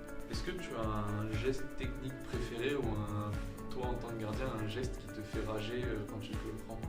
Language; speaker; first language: French; native; French